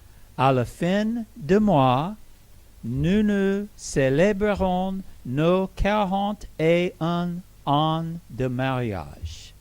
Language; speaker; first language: French; non-native, learner; English